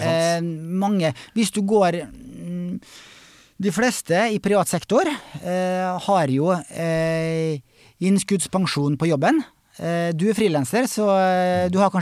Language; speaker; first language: Norwegian; native; Norwegian